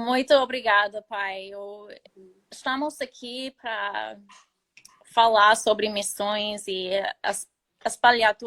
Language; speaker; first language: Portuguese; non-native, fluent; English